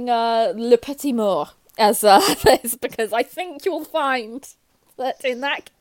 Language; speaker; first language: English; native; English